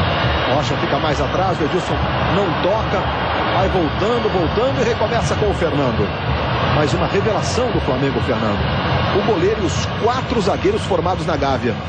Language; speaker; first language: Portuguese; native; Portuguese